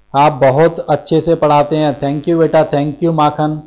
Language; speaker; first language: Hindi; native; Hindi